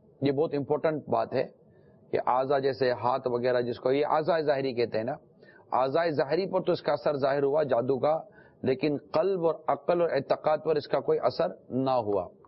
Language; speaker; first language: Urdu; non-native, local second language; Memoni